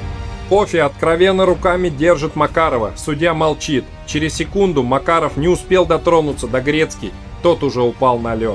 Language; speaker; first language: Russian; native; Russian